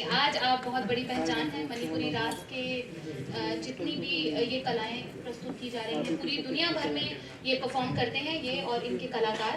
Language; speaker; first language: Hindi; native; Hindi